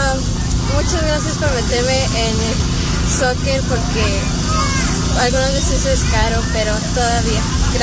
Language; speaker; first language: Spanish; early bilingual, heritage; Spanish